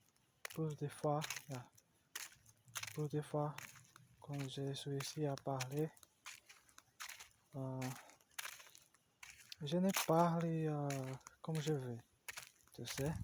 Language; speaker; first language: French; non-native, learner; Portuguese